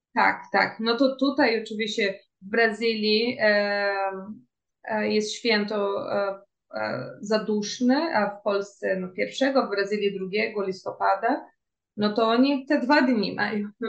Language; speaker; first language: Polish; early bilingual, heritage; Portuguese